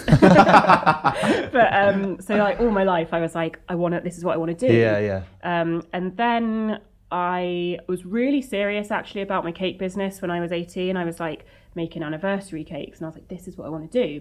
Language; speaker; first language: English; native; English